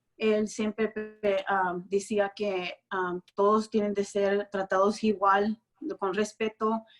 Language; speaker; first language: Spanish; early bilingual, other home language; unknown